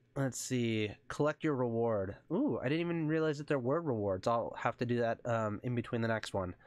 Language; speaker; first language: English; native; English